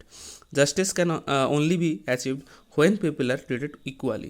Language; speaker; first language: English; non-native, local second language; Hindi